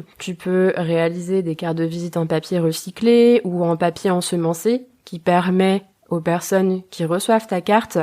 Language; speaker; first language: French; native; French